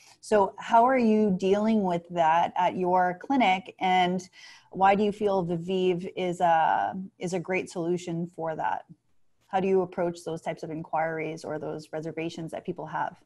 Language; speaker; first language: English; native; English